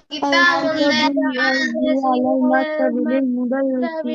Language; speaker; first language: Arabic; non-native, learner; Bangla